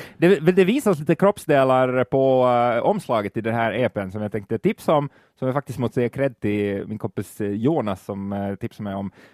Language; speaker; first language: Swedish; native; Swedish